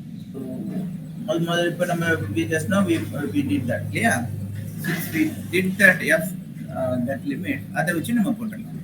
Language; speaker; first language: English; non-native, local second language; Tamil